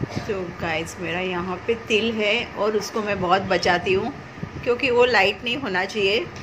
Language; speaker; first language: Hindi; native; Hindi